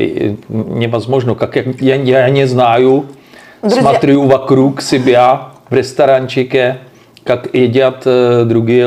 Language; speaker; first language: Russian; non-native, learner; Czech